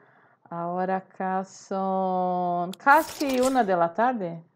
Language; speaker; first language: Spanish; non-native, learner; Portuguese